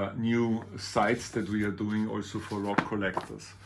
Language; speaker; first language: English; non-native, fluent; German